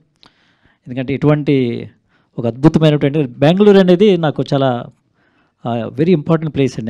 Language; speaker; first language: Telugu; native; Telugu